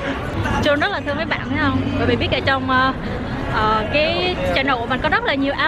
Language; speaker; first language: Vietnamese; non-native, fluent; Korean